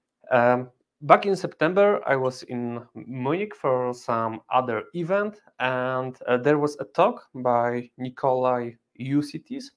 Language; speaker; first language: English; non-native, fluent; Polish